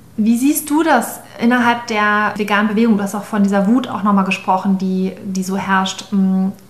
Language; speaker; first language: German; native; German